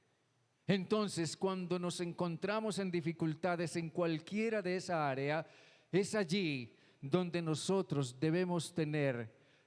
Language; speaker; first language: Spanish; native; Spanish